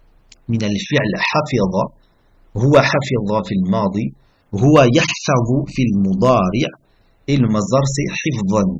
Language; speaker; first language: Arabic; non-native, fluent; French